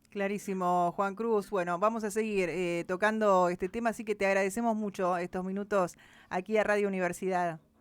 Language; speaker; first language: Spanish; native; Spanish